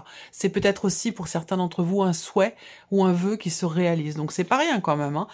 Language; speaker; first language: French; native; French